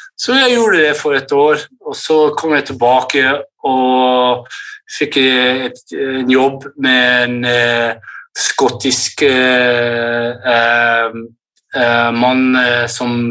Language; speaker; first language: Norwegian; early bilingual, heritage; English